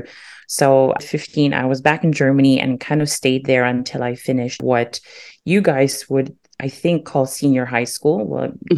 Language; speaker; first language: English; non-native, local second language; German